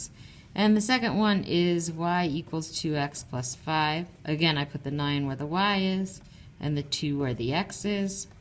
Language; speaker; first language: English; native; English